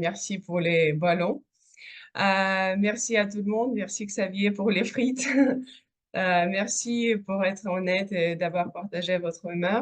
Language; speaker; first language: French; non-native, fluent; Russian